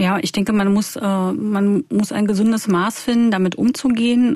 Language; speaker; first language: German; native; German